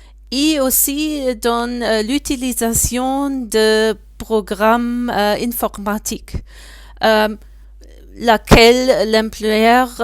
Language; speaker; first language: French; non-native, learner; German